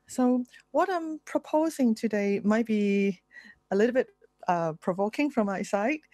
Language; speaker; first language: English; non-native, fluent; Thai